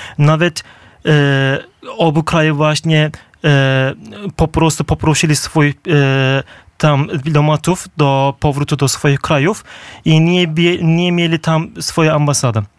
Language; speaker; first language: Polish; non-native, fluent; Turkish